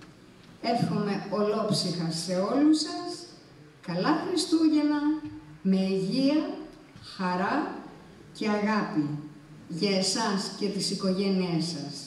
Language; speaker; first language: Greek; native; Greek